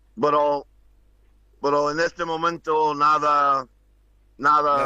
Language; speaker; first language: Spanish; non-native, learner; English